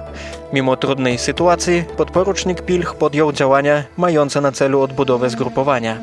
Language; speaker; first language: Polish; native; Polish